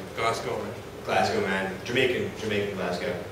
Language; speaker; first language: English; native; English